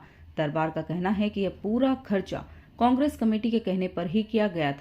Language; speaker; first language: Hindi; native; Hindi